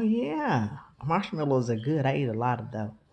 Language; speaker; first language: English; native; English